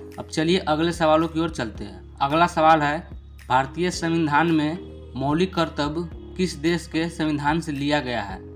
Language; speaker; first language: Hindi; native; Hindi